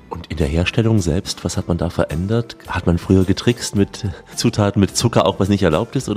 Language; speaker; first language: German; native; German